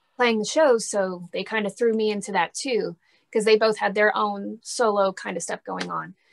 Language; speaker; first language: English; native; English